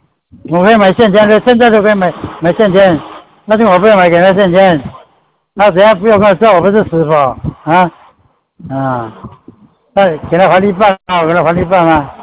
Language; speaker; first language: Chinese; non-native, local second language; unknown